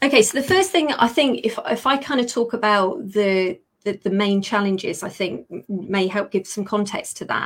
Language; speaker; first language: English; native; English